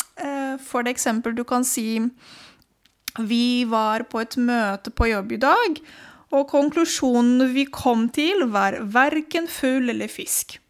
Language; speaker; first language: Norwegian; non-native, fluent; Spanish